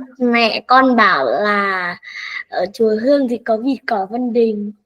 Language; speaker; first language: Vietnamese; native; Vietnamese